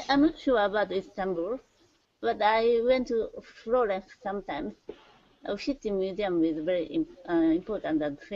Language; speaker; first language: English; non-native, learner; Japanese